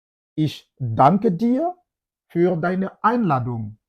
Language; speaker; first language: German; non-native, fluent; French